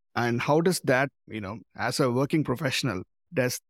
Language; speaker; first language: English; non-native, local second language; Tamil